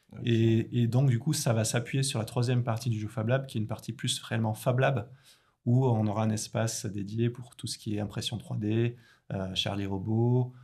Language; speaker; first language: French; native; French